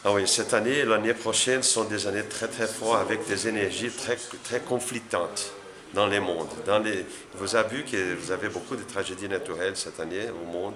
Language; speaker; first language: French; non-native, learner; Portuguese